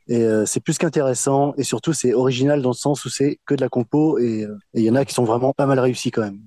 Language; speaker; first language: French; native; French